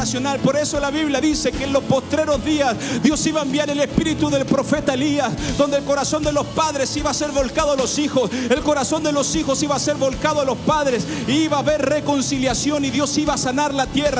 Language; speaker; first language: Spanish; native; Spanish